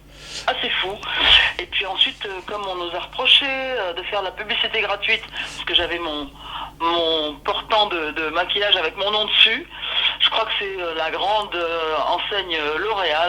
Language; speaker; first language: French; native; French